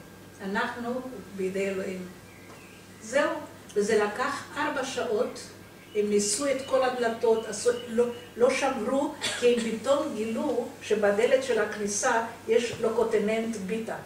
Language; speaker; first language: Hebrew; non-native, fluent; Romanian